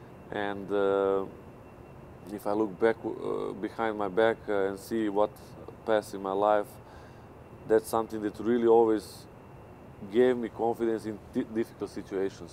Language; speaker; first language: English; non-native, fluent; Serbian